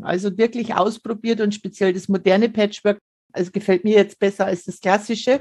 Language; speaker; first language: German; native; German